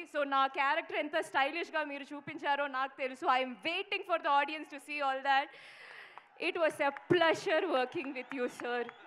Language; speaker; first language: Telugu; non-native, local second language; Malayalam